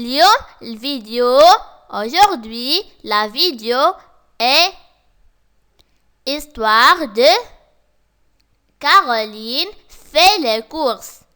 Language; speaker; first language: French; non-native, local second language; Arabic